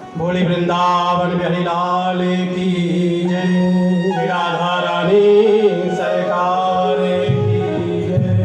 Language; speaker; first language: Hindi; non-native, local second language; Punjabi